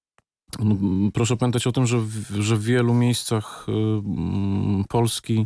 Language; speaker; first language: Polish; native; Polish